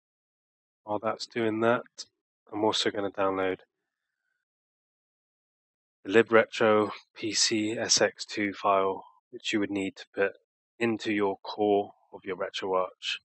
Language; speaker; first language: English; native; English